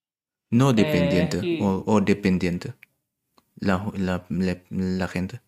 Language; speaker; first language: Spanish; non-native, learner; German